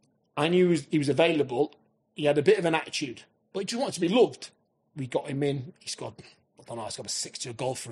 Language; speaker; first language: English; native; English